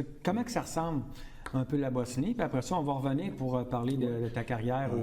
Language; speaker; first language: French; native; French